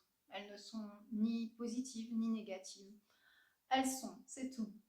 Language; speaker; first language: French; native; French